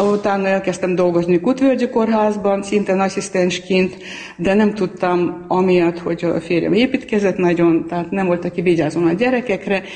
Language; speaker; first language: Hungarian; non-native, fluent; Armenian